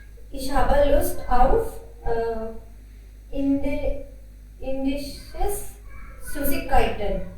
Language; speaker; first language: German; non-native, learner; Hindi